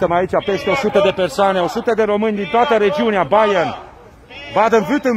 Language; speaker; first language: Romanian; native; Romanian